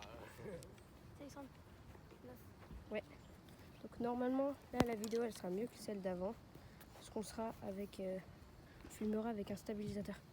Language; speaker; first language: French; native; French